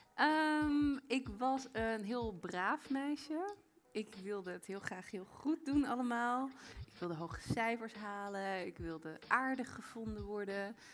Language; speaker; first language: Dutch; native; Dutch